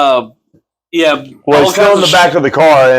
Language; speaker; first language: English; native; English